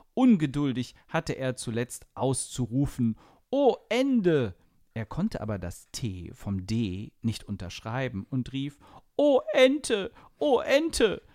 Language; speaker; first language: German; native; German